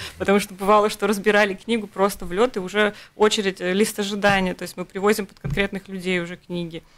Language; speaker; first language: Russian; native; Russian